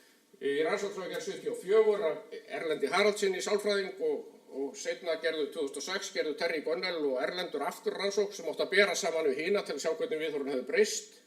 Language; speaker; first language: Icelandic; native; Icelandic